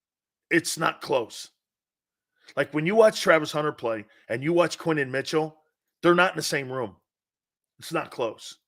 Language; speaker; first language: English; native; English